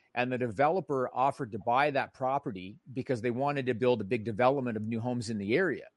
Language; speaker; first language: English; native; English